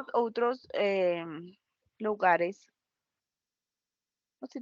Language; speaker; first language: Portuguese; non-native, learner; Spanish